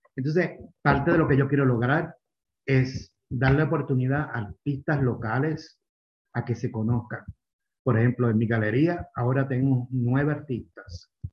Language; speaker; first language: Spanish; native; Spanish